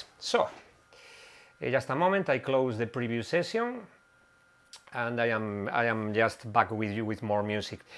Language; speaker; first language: English; non-native, fluent; Spanish